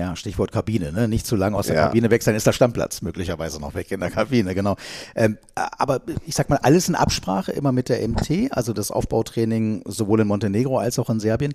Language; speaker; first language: German; native; German